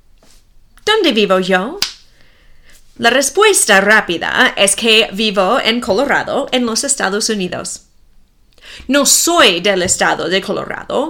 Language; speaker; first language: Spanish; non-native, fluent; English